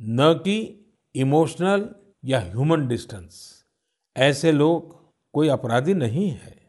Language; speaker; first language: Hindi; non-native, local second language; Gujarati